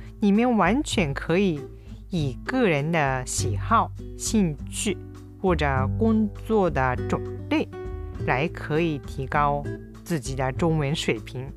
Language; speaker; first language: Chinese; non-native, fluent; Japanese